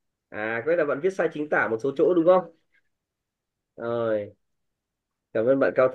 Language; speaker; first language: Vietnamese; native; Vietnamese